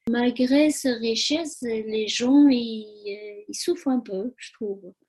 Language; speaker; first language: French; non-native, learner; Tibetan